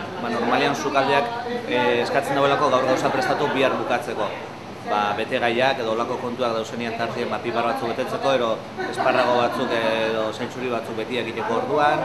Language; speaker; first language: Basque; native; Basque